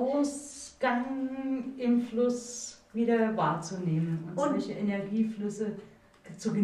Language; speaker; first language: German; native; German